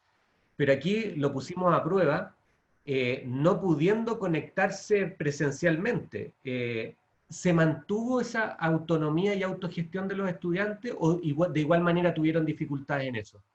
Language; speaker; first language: Spanish; native; Spanish